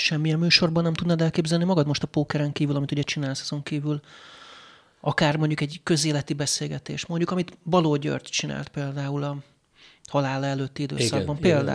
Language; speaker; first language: Hungarian; native; Hungarian